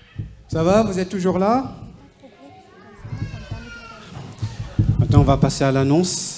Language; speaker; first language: French; native; French